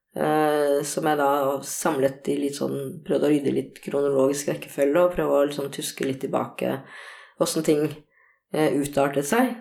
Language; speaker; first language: Norwegian; early bilingual, other home language; Korean